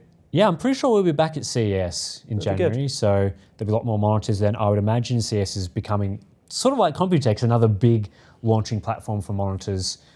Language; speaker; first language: English; native; English